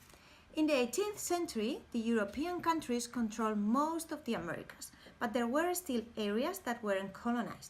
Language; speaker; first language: English; non-native, fluent; Spanish